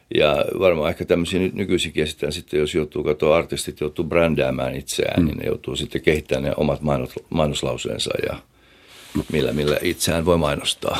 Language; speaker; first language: Finnish; native; Finnish